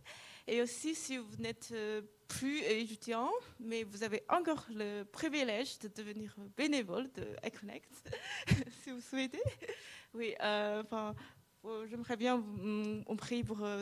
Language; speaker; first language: French; non-native, fluent; Chinese